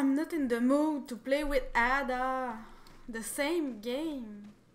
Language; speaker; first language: English; non-native, learner; French